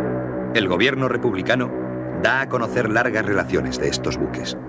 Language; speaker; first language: Spanish; native; Spanish